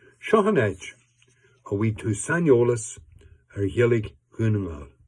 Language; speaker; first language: Irish; native; Irish